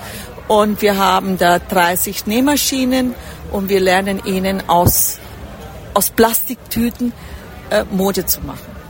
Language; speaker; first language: German; early bilingual, heritage; German